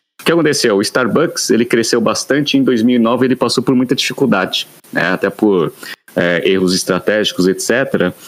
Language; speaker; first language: Portuguese; native; Portuguese